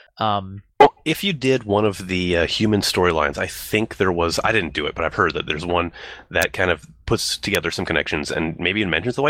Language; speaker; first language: English; native; English